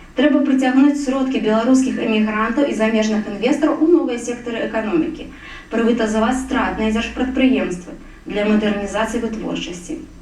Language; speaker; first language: Belarusian; non-native, local second language; Russian